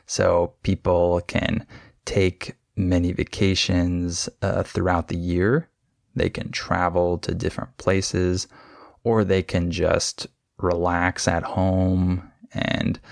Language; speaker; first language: English; native; English